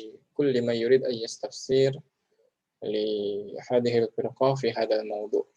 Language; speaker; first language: Arabic; non-native, fluent; Indonesian